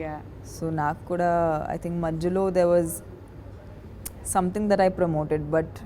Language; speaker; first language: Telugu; non-native, fluent; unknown